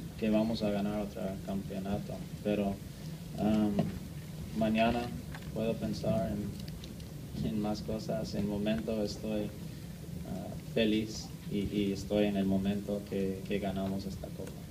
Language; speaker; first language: Spanish; non-native, learner; English